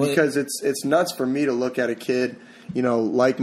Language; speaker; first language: English; native; English